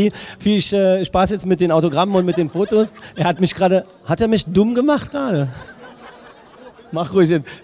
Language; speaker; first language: German; native; German